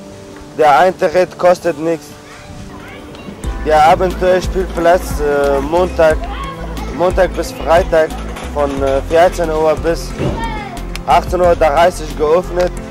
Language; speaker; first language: German; non-native, learner; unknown